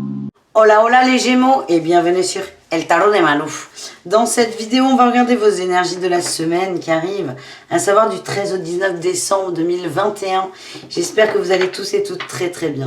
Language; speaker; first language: French; native; French